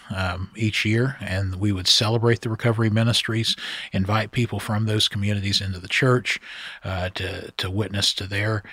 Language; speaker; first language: English; native; English